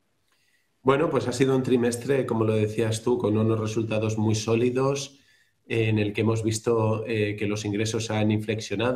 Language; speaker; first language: Spanish; native; Spanish